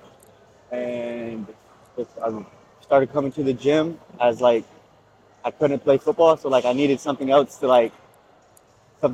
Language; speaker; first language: English; native; English